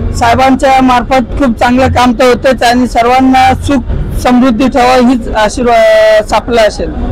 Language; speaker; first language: Marathi; native; Marathi